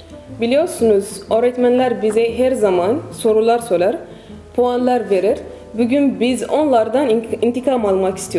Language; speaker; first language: Turkish; non-native, learner; Arabic